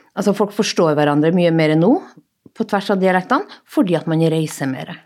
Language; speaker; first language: Norwegian; native; Norwegian